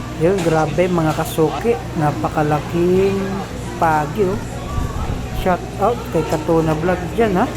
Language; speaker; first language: Filipino; non-native, local second language; Bikol